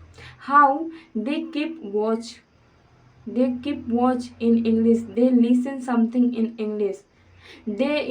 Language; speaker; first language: English; non-native, fluent; Hindi